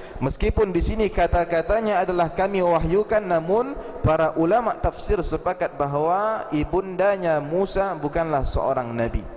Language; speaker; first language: Malay; native; Malay